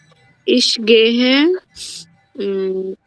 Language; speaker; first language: German; non-native, learner; Bangla